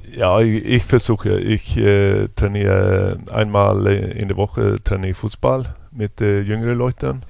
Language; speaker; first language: German; non-native, fluent; Swedish